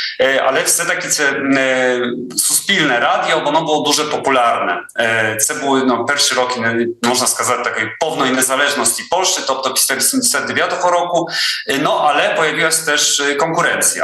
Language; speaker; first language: Ukrainian; non-native, fluent; Polish